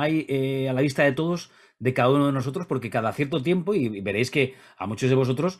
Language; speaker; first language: Spanish; native; Spanish